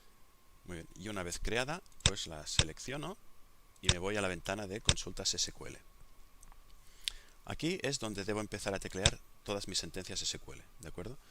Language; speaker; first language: Spanish; native; Spanish